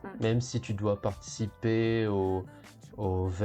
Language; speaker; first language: French; native; French